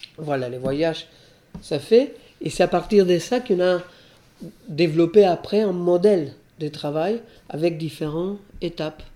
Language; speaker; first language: French; non-native, fluent; Spanish